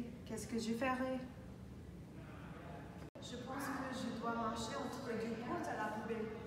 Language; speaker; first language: French; non-native, learner; English